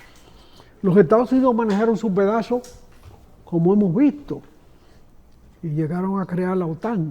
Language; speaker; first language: Spanish; native; Spanish